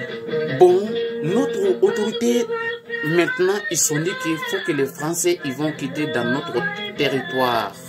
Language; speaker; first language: French; non-native, learner; Bambara